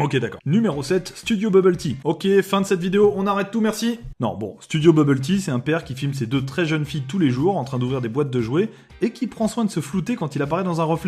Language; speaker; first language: French; native; French